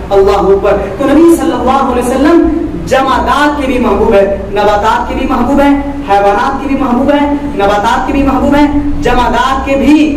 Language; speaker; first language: Urdu; native; Urdu